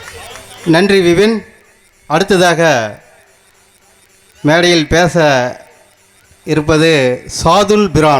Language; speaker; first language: Tamil; native; Tamil